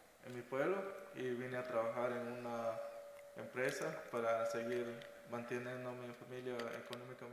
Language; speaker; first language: Spanish; non-native, local second language; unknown